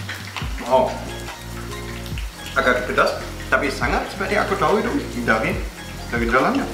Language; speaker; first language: Indonesian; non-native, fluent; German